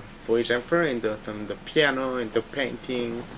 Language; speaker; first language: English; non-native, learner; Korean